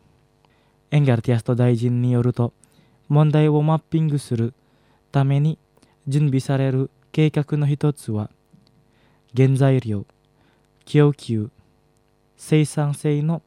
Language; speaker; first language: Japanese; non-native, fluent; Indonesian